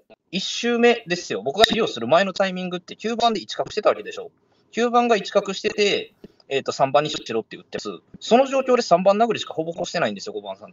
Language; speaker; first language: Japanese; native; Japanese